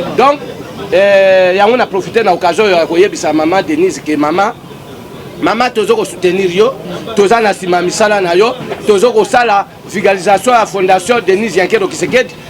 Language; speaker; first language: Lingala; native; Lingala